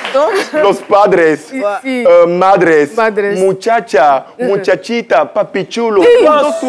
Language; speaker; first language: Spanish; non-native, local second language; French